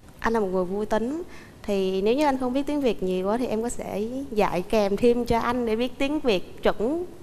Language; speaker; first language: Vietnamese; native; Vietnamese